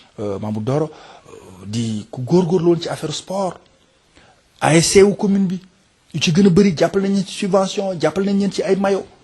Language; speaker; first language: Wolof; non-native, local second language; Fula